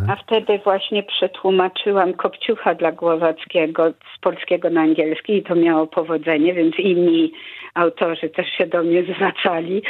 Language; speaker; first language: Polish; early bilingual, heritage; Polish